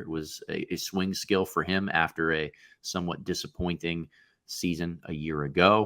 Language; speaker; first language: English; native; English